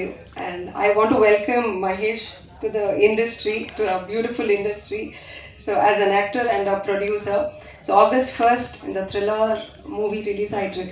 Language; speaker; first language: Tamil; non-native, local second language; Kannada